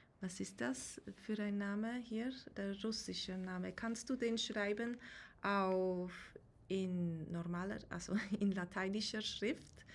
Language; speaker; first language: German; native; German